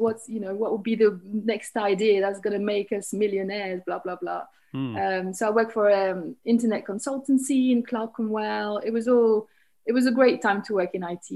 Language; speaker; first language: English; non-native, fluent; French